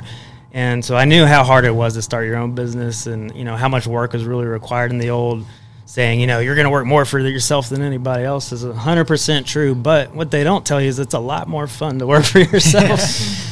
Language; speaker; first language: English; native; English